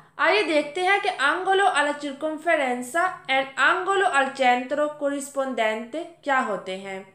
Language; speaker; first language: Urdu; native; Urdu